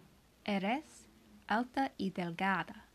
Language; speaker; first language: Spanish; non-native, learner; English